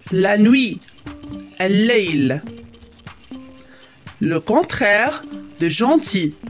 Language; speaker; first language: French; non-native, local second language; Arabic